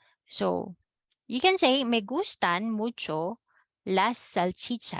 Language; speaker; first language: Spanish; non-native, fluent; Filipino